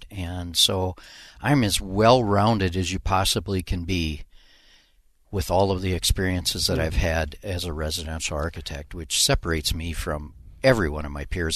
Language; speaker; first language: English; native; English